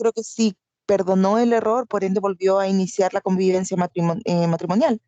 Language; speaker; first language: Spanish; native; Spanish